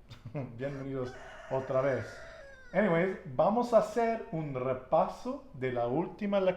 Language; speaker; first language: Spanish; non-native, fluent; English